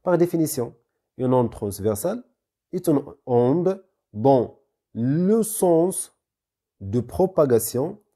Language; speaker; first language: French; non-native, local second language; Arabic